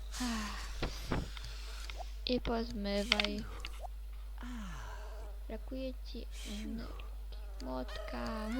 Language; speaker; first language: Polish; native; Polish